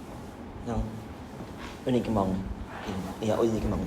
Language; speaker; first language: French; non-native, learner; Khmer